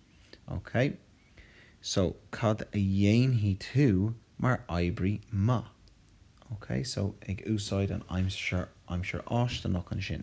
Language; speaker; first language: Irish; non-native, local second language; English